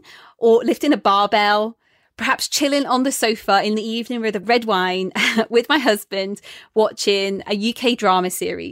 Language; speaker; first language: English; native; English